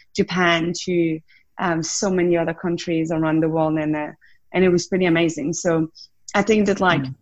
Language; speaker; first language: English; non-native, fluent; French